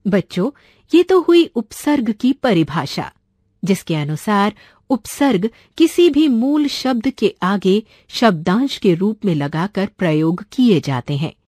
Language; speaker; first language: Hindi; non-native, local second language; Marathi